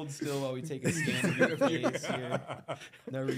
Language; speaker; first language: English; native; English